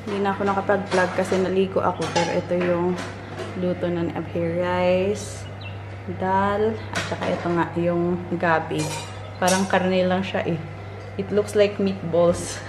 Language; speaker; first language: Filipino; non-native, local second language; Hiligaynon